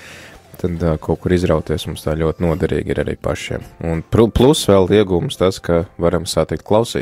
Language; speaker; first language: Latvian; native; Latvian